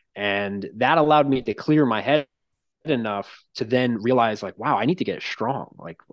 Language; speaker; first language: English; native; English